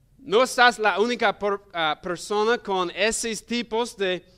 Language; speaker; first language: Spanish; non-native, learner; English